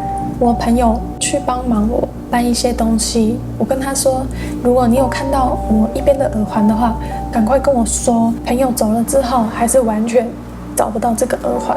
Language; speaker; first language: Chinese; non-native, fluent; English